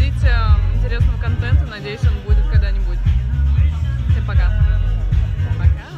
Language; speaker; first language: Russian; native; Russian